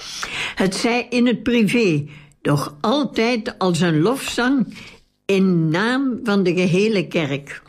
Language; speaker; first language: Dutch; native; Dutch